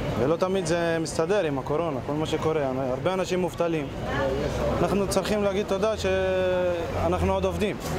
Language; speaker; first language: Hebrew; non-native, local second language; Arabic